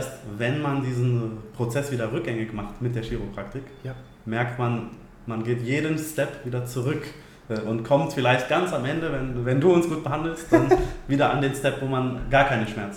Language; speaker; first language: German; native; German